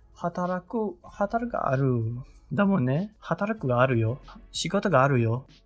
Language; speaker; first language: Japanese; non-native, learner; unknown